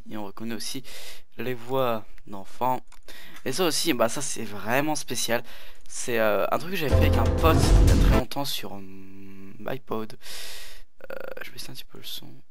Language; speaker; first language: French; native; French